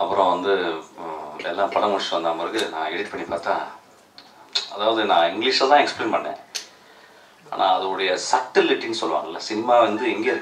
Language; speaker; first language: Tamil; native; Tamil